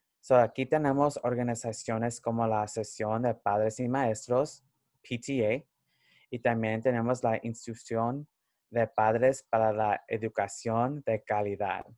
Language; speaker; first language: Spanish; early bilingual, heritage; Spanish